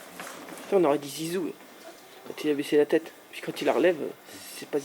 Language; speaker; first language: French; native; French